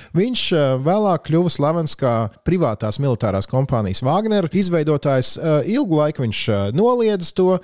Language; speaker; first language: Latvian; native; Latvian